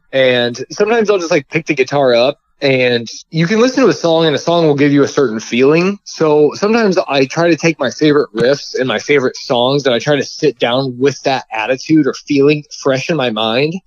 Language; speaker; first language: English; native; English